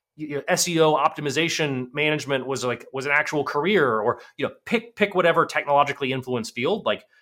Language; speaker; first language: English; native; English